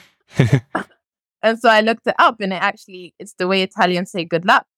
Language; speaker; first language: English; early bilingual, other home language; French